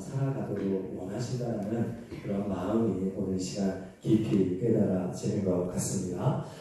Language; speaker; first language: Korean; native; Korean